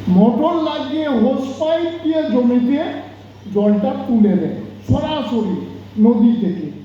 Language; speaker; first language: Bangla; non-native, local second language; Santali